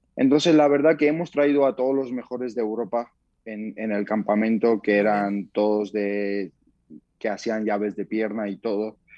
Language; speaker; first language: Spanish; non-native, fluent; Georgian